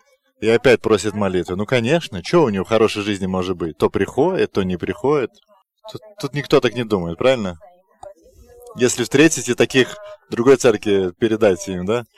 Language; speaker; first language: Russian; non-native, fluent; Lithuanian